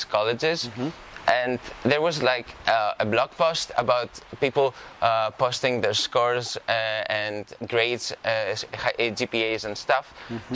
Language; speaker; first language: English; non-native, fluent; Greek